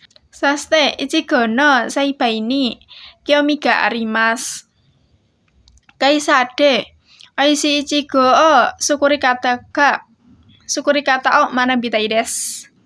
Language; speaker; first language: Japanese; non-native, learner; Indonesian